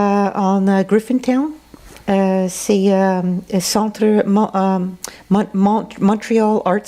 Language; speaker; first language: French; non-native, local second language; English